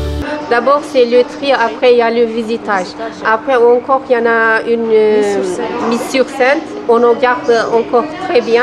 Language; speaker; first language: French; non-native, learner; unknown